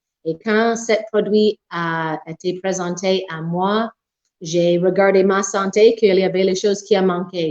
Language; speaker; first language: French; non-native, local second language; English